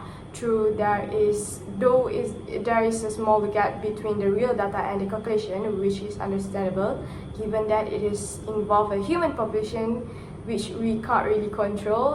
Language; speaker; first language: English; non-native, local second language; Malay